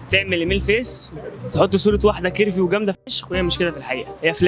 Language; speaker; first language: Arabic; native; Arabic